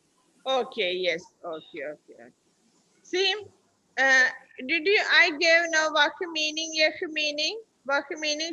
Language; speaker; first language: English; non-native, local second language; Malayalam